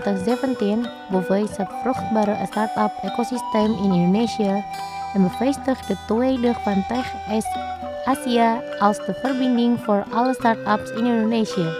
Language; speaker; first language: Dutch; non-native, fluent; Indonesian